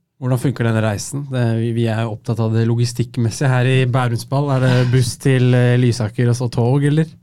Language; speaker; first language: Norwegian; native; Norwegian